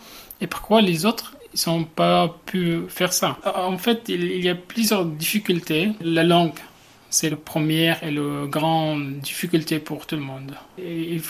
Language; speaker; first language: French; non-native, fluent; Arabic